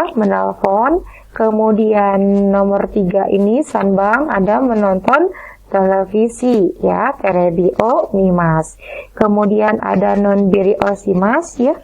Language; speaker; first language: Indonesian; native; Indonesian